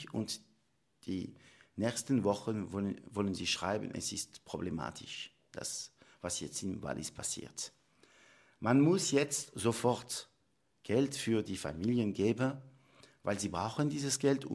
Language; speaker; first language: German; non-native, local second language; French